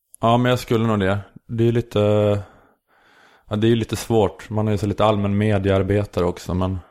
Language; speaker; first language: Swedish; native; Swedish